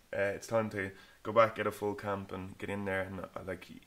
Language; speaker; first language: English; native; English